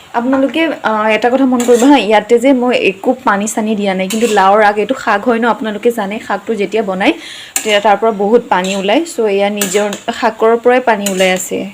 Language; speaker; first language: Assamese; non-native, local second language; Bodo